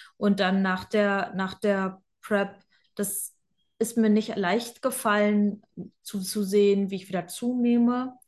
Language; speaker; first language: German; native; German